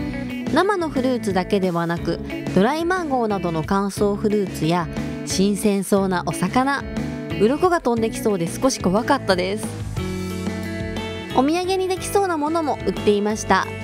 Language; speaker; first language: Japanese; native; Japanese